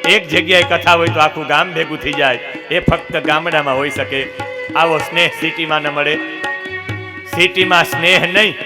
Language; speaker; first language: Gujarati; native; Gujarati